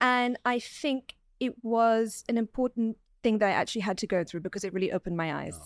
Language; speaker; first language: English; native; English